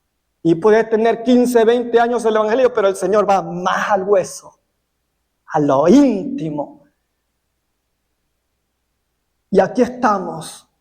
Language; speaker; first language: Spanish; native; Spanish